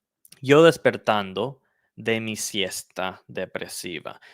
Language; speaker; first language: Spanish; non-native, fluent; English